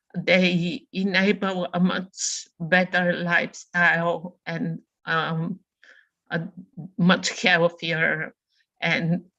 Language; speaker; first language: English; non-native, fluent; Bulgarian